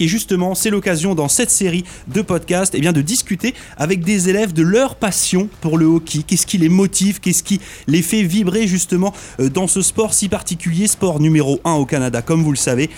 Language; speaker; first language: French; native; French